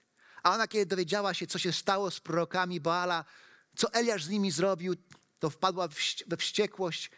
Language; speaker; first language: Polish; native; Polish